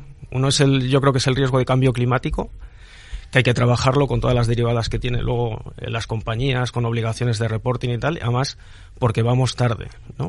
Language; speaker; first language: Spanish; native; Spanish